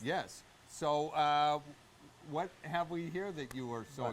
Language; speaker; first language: English; native; English